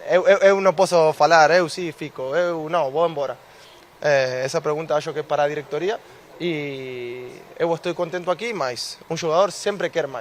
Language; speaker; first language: Portuguese; non-native, fluent; Spanish